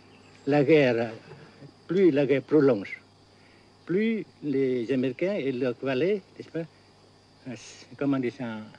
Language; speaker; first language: French; non-native, fluent; Vietnamese